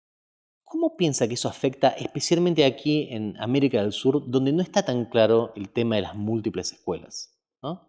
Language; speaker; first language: Spanish; native; Spanish